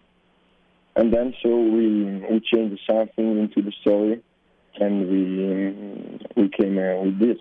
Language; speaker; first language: English; non-native, learner; Italian